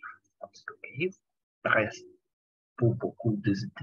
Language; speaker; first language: French; non-native, learner; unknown